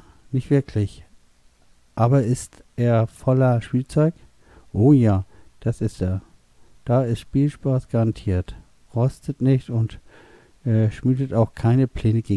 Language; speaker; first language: German; native; German